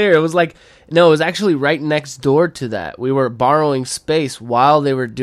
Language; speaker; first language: English; early bilingual, other home language; Spanish